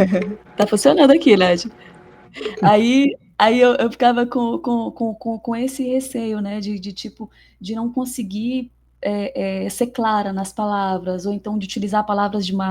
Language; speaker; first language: Portuguese; native; Portuguese